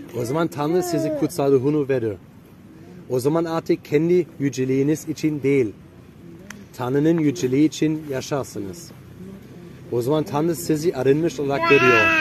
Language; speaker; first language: Turkish; non-native, fluent; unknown